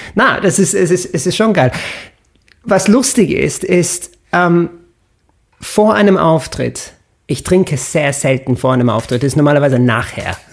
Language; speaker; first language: German; non-native, fluent; English